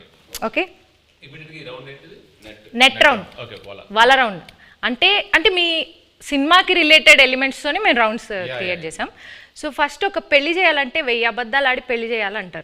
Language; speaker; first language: Telugu; native; Telugu